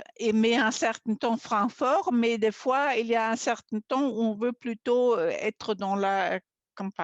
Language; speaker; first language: French; non-native, fluent; German